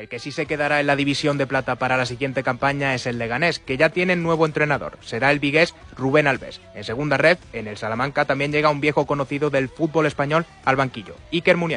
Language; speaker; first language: Spanish; native; Spanish